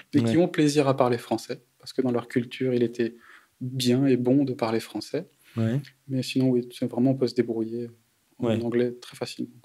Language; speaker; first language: French; native; French